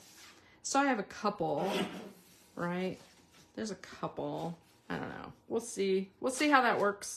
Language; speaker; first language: English; native; English